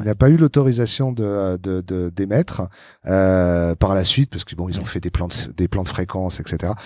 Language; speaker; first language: French; native; French